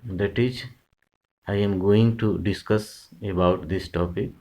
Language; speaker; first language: English; non-native, local second language; Hindi